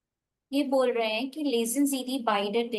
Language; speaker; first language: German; non-native, fluent; Hindi